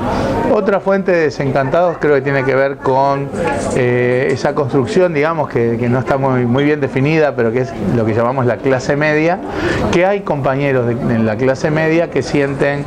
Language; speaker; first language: Spanish; native; Spanish